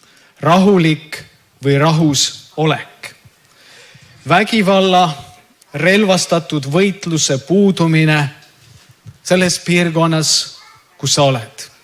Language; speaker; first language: Estonian; native; Estonian